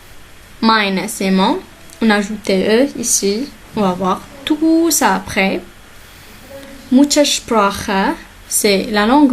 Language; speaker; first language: French; non-native, local second language; Arabic